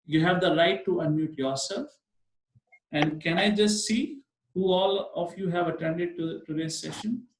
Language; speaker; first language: English; non-native, local second language; Hindi